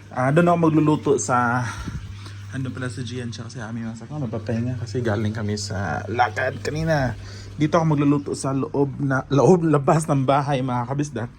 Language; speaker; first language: Filipino; non-native, local second language; Cebuano